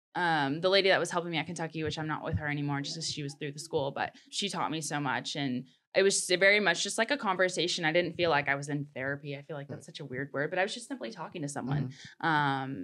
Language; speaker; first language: English; native; English